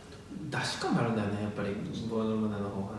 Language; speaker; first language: Japanese; native; Japanese